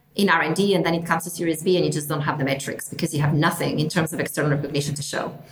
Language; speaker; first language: English; non-native, fluent; Italian